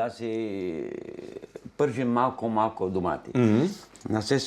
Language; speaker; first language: Bulgarian; non-native, learner; Italian